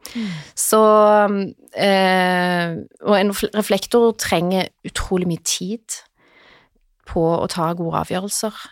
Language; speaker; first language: Norwegian; native; Norwegian